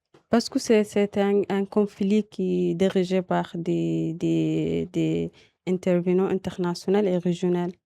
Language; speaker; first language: French; non-native, learner; Arabic